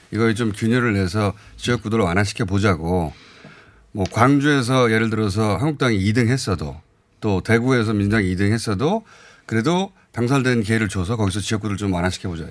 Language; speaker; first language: Korean; native; Korean